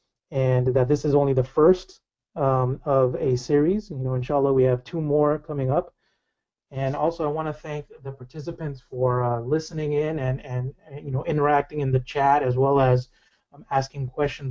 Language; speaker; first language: English; native; English